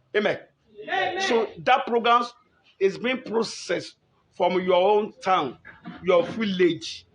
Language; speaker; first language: English; non-native, local second language; Yoruba